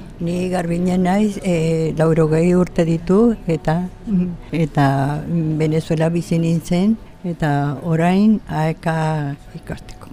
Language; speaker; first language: Basque; non-native, learner; Spanish